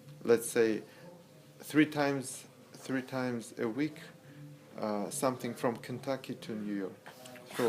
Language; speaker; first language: English; non-native, learner; Russian